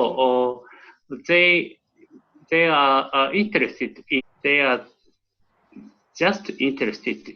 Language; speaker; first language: English; non-native, learner; Japanese